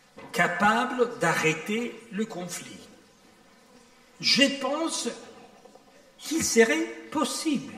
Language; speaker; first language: French; non-native, fluent; Italian